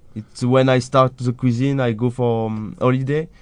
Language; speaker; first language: English; non-native, learner; French